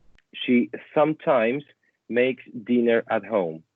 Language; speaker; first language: English; non-native, fluent; Spanish